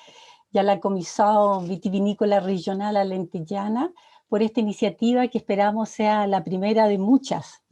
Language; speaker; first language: Spanish; native; Spanish